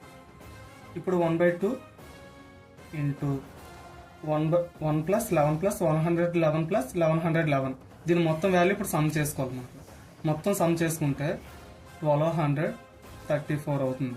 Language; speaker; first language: Telugu; native; Telugu